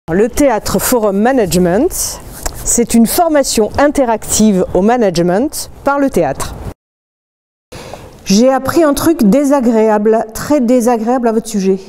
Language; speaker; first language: French; native; French